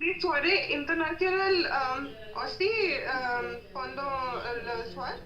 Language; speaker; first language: French; non-native, learner; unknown